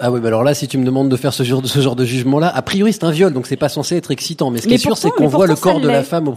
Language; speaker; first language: French; native; French